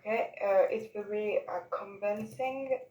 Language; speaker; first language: English; non-native, learner; French